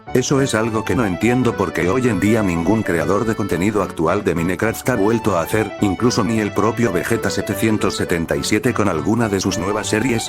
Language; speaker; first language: Spanish; native; Spanish